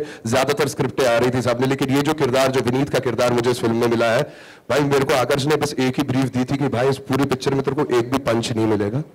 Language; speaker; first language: Hindi; native; Hindi